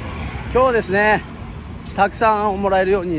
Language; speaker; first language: Japanese; non-native, fluent; Nepali